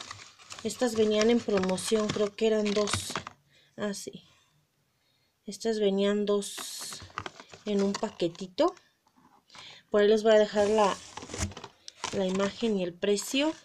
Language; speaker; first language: Spanish; native; Spanish